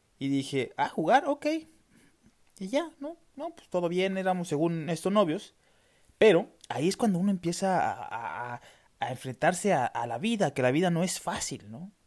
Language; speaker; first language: Spanish; native; Spanish